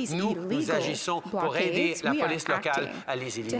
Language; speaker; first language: French; early bilingual, heritage; French